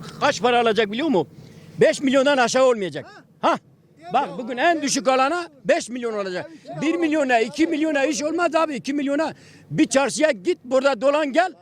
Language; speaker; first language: Turkish; native; Turkish